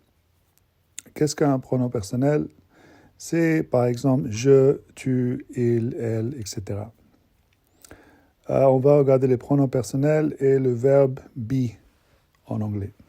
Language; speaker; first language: French; non-native, fluent; English